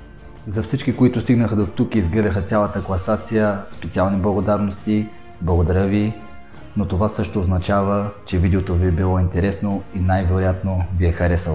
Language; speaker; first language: Bulgarian; native; Bulgarian